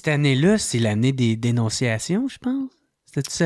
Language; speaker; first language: French; native; French